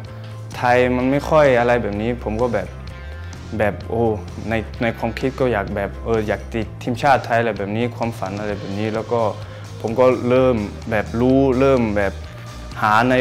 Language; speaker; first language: Thai; early bilingual, heritage; Thai